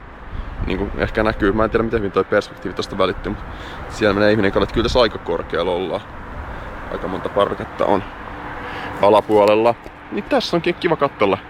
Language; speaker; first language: Finnish; native; Finnish